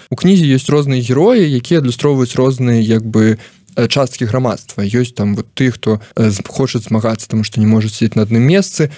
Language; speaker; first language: Belarusian; non-native, local second language; Russian